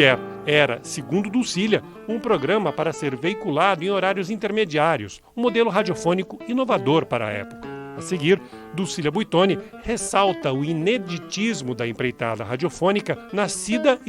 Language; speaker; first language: Portuguese; native; Portuguese